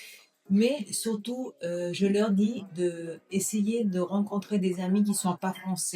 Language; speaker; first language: French; non-native, fluent; Spanish